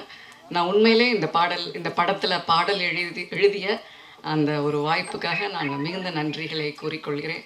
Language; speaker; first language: Tamil; native; Tamil